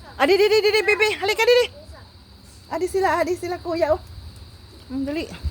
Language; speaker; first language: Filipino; non-native, local second language; Waray